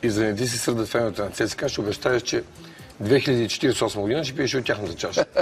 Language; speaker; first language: Bulgarian; native; Bulgarian